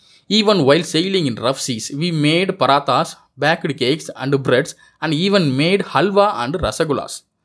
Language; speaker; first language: English; non-native, local second language; Tamil